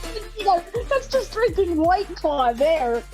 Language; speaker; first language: English; native; English